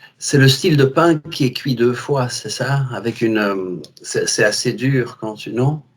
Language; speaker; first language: French; native; French